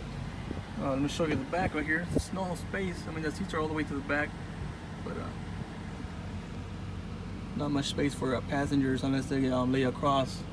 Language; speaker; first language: English; native; English